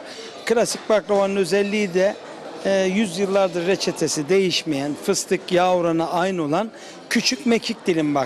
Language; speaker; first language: Turkish; native; Turkish